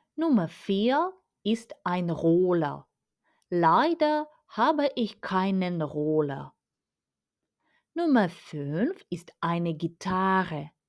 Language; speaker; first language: German; non-native, fluent; Ukrainian